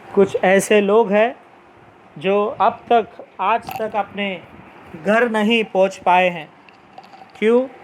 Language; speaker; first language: Hindi; non-native, local second language; Telugu